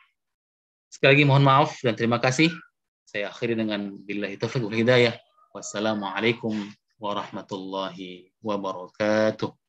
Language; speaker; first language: Indonesian; native; Indonesian